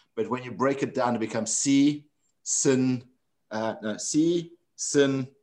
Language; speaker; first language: English; non-native, local second language; Afrikaans